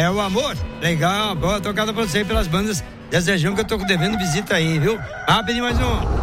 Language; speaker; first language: Portuguese; native; Portuguese